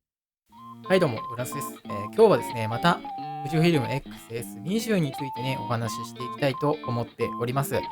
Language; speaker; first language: Japanese; native; Japanese